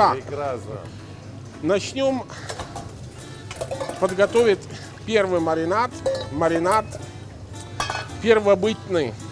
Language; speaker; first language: Russian; non-native, fluent; Italian